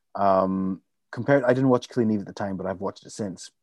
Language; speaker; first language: English; native; English